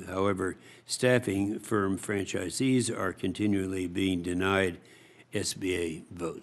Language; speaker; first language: English; native; English